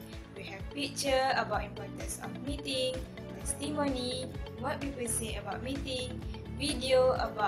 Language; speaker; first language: English; non-native, learner; Malay